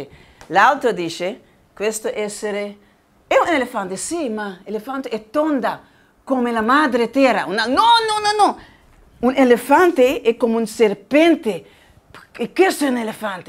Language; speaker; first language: Italian; non-native, learner; Spanish